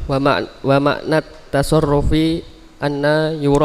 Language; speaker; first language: Arabic; non-native, learner; Indonesian